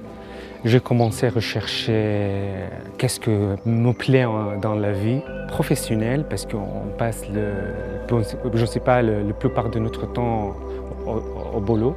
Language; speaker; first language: French; non-native, learner; Arabic